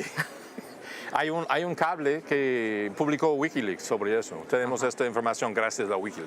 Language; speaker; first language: Spanish; non-native, fluent; English